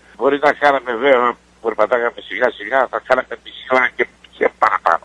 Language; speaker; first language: Greek; native; Greek